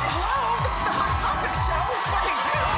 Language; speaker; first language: English; native; English